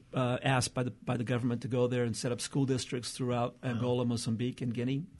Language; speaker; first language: English; early bilingual, other home language; Portuguese